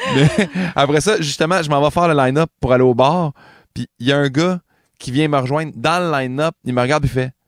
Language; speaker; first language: French; native; French